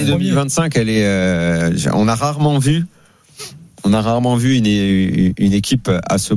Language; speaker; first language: French; native; French